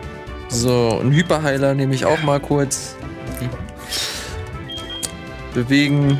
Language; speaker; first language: German; native; German